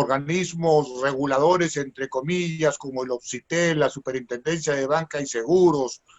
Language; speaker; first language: Spanish; native; Spanish